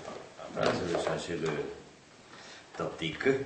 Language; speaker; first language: French; non-native, fluent; Spanish